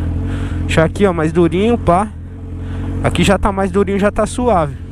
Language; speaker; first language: Portuguese; native; Portuguese